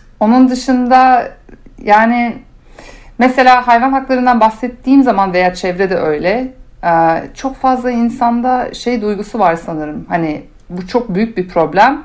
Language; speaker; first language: Turkish; early bilingual, heritage; Turkish